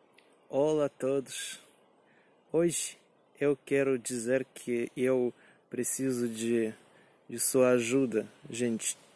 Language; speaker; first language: Portuguese; non-native, learner; Spanish